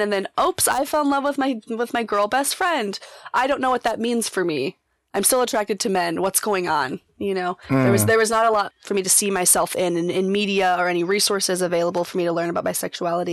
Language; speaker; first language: English; native; English